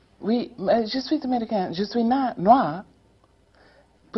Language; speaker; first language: French; non-native, learner; English